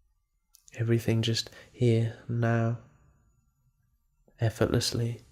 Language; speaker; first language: English; native; English